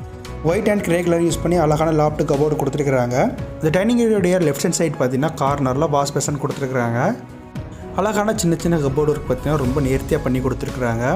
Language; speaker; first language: Tamil; native; Tamil